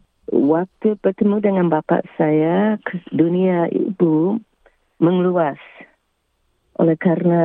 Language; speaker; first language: Indonesian; early bilingual, heritage; English